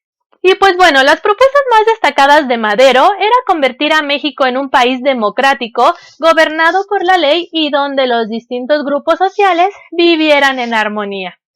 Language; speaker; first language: Spanish; native; Spanish